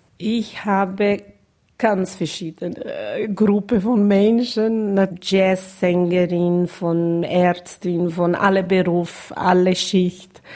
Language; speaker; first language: German; non-native, fluent; Portuguese